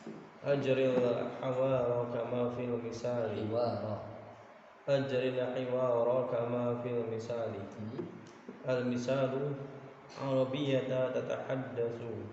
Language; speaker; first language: Arabic; non-native, learner; Indonesian